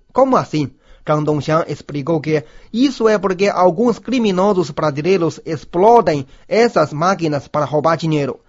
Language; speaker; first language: Portuguese; non-native, fluent; Chinese